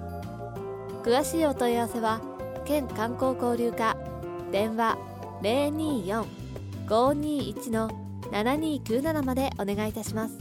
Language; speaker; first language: Japanese; native; Japanese